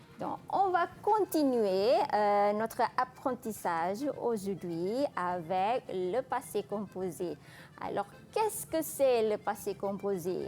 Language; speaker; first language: French; non-native, fluent; Malay